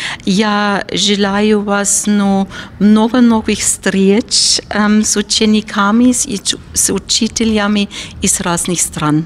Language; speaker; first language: Russian; non-native, fluent; German